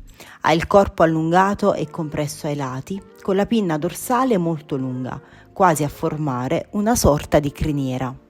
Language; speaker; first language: Italian; native; Italian